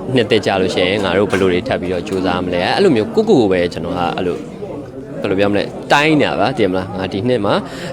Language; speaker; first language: Burmese; native; Burmese